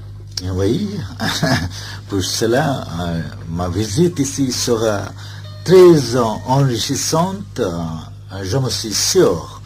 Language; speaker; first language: French; non-native, fluent; Bangla